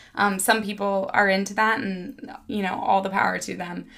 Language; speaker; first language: English; native; English